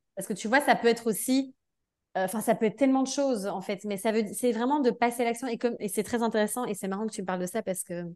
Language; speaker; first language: French; native; French